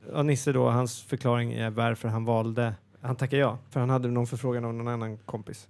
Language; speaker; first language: Swedish; native; Swedish